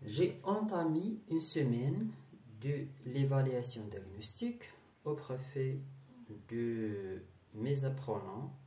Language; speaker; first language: French; non-native, local second language; Arabic